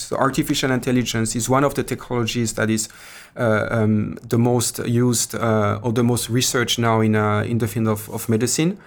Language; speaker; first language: English; non-native, fluent; French